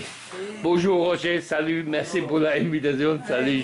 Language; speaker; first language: French; non-native, learner; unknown